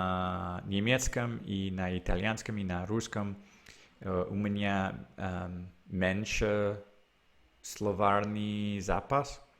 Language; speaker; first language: Russian; non-native, learner; English